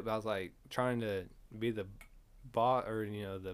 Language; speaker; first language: English; native; English